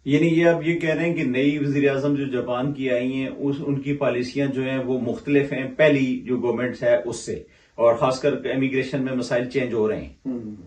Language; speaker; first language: Hindi; native; Hindi